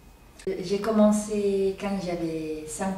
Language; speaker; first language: French; non-native, learner; Japanese